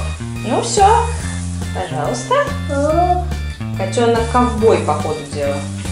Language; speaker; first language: Russian; native; Russian